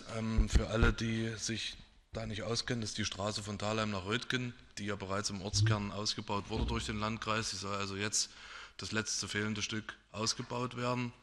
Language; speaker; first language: German; native; German